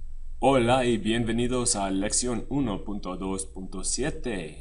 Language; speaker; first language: Spanish; non-native, fluent; English